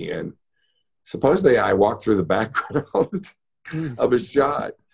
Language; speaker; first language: English; native; English